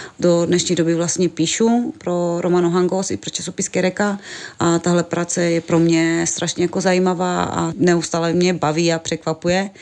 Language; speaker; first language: Czech; non-native, local second language; Romany